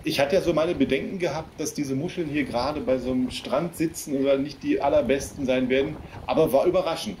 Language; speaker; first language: German; native; German